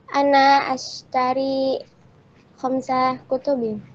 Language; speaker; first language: Arabic; non-native, learner; Indonesian